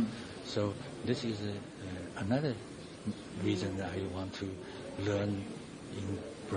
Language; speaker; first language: English; non-native, learner; Chinese